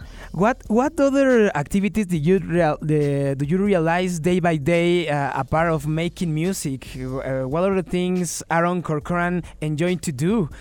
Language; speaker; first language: English; non-native, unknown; Spanish